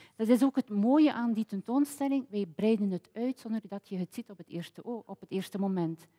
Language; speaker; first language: Dutch; native; Dutch